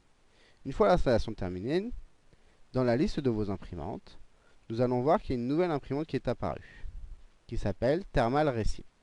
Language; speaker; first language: French; native; French